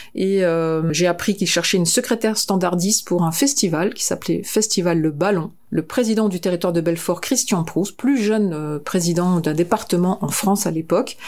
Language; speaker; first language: French; native; French